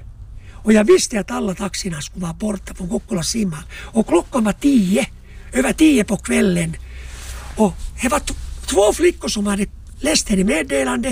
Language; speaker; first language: Swedish; non-native, local second language; Finnish